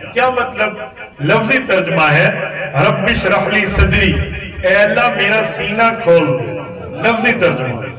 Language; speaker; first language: Urdu; non-native, local second language; Saraiki